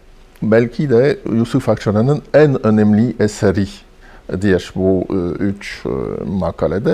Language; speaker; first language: Turkish; non-native, fluent; French